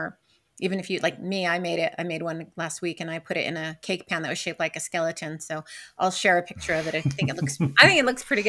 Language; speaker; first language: English; native; English